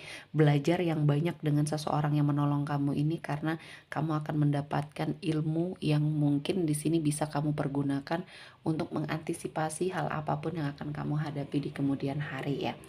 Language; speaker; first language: Indonesian; native; Indonesian